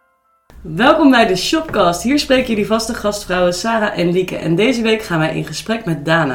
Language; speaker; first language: Dutch; native; Dutch